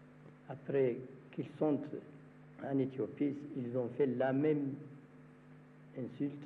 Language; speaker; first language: French; non-native, learner; Amharic